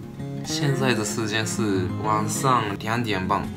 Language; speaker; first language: Chinese; non-native, learner; Japanese